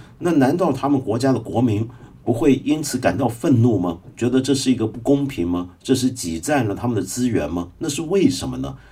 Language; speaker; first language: Chinese; non-native, local second language; Cantonese